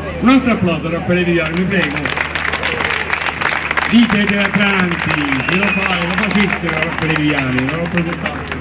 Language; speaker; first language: Italian; native; Italian